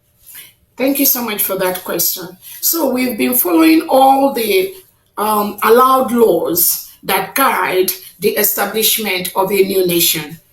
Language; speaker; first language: English; non-native, local second language; Igbo